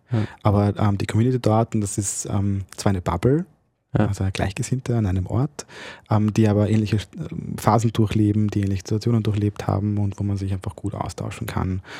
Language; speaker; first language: German; early bilingual, other home language; Bosnian